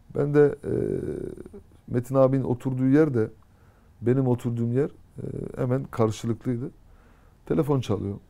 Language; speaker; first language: Turkish; early bilingual, heritage; Turkish